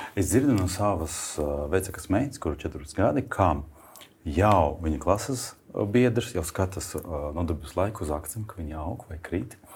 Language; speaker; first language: Latvian; non-native, local second language; Russian